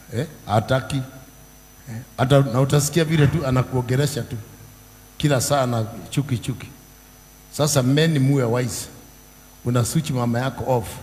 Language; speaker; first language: Swahili; native; Swahili